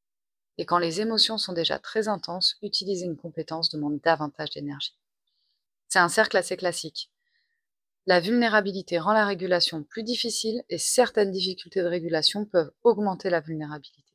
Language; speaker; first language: French; native; French